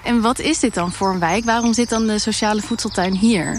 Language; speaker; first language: Dutch; native; Dutch